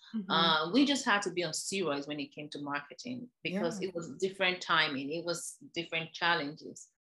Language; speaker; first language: English; non-native, local second language; Igbo